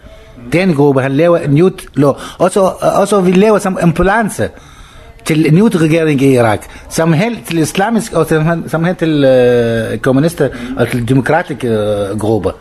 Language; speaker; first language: Danish; non-native, learner; Arabic